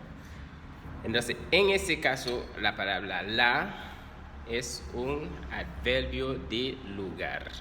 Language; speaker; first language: Spanish; non-native, fluent; Haitian Creole